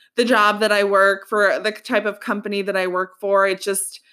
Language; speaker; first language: English; native; English